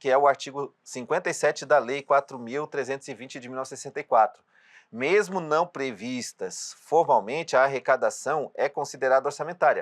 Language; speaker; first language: Portuguese; native; Portuguese